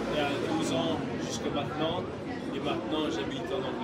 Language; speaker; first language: French; early bilingual, other home language; English